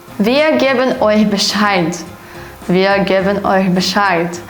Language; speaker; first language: German; non-native, fluent; Ukrainian